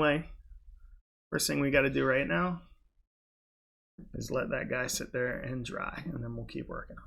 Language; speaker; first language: English; native; English